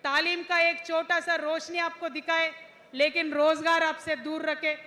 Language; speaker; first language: Hindi; non-native, local second language; Telugu